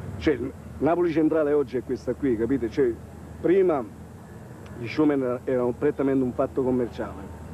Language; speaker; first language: Italian; native; Italian